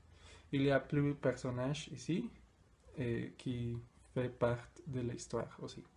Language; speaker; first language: French; non-native, learner; Spanish